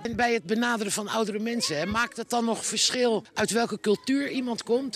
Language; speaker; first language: Dutch; native; Dutch